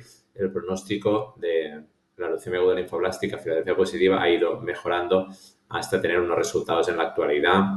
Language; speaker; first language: Spanish; native; Spanish